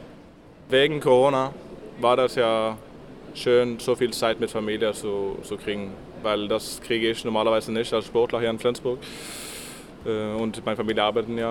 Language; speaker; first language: German; non-native, learner; Norwegian